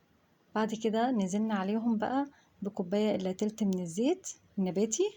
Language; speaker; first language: Arabic; native; Arabic